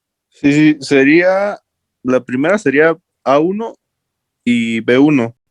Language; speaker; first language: Spanish; native; Spanish